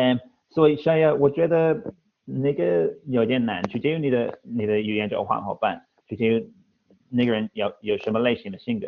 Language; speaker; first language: Chinese; non-native, fluent; English